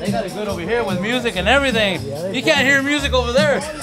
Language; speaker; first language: English; early bilingual, other home language; Spanish